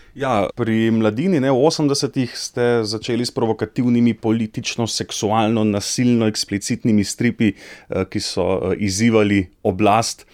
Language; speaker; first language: Slovenian; native; Slovenian